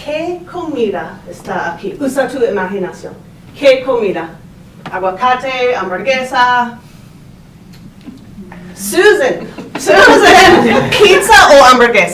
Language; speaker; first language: Spanish; non-native, fluent; English